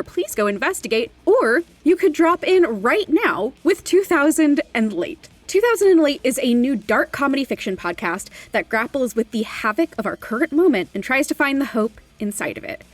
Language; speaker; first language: English; native; English